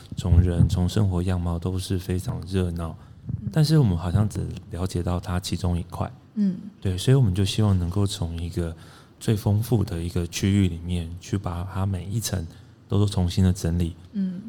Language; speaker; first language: Chinese; native; Chinese